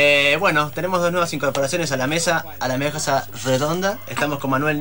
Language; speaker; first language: Spanish; native; Spanish